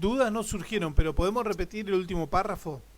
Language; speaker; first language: Spanish; native; Spanish